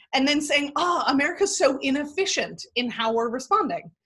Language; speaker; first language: English; native; English